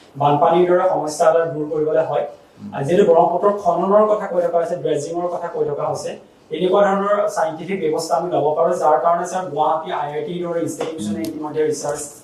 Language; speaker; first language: Assamese; native; Assamese